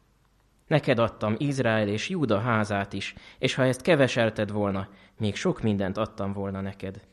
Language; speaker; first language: Hungarian; native; Hungarian